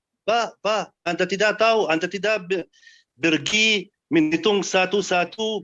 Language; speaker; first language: Indonesian; non-native, fluent; Arabic